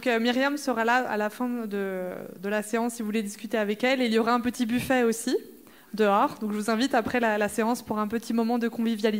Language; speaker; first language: French; native; French